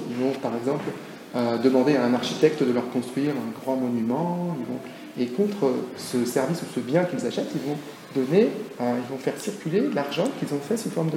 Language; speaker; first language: French; native; French